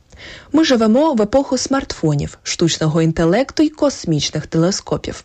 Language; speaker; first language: Ukrainian; native; Ukrainian